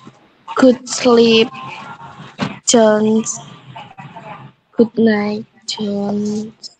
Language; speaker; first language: English; non-native, learner; Indonesian